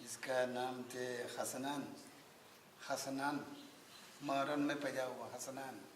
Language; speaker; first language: Hindi; non-native, learner; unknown